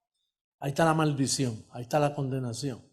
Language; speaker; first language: Spanish; native; Spanish